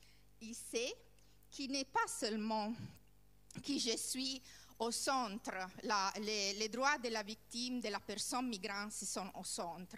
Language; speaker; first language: French; non-native, learner; Italian